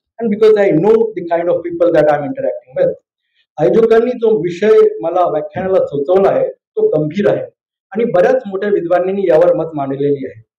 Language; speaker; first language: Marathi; native; Marathi